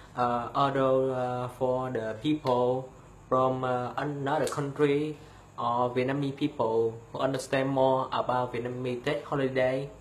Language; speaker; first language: English; non-native, learner; Vietnamese